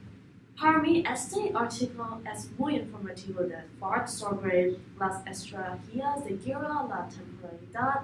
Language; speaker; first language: Spanish; non-native, learner; English